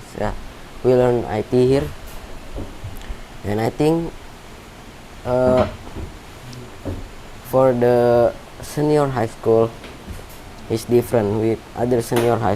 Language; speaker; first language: English; non-native, learner; Indonesian